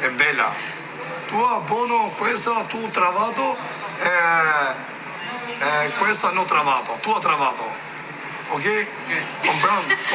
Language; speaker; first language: Italian; non-native, learner; Albanian